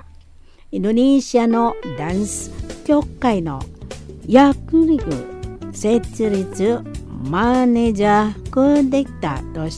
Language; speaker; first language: Japanese; non-native, learner; Indonesian